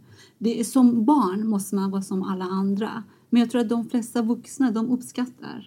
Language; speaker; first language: Swedish; non-native, fluent; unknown